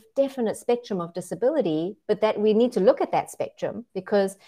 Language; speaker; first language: English; native; English